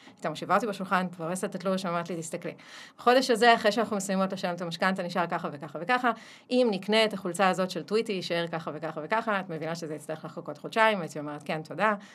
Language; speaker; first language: Hebrew; early bilingual, other home language; Russian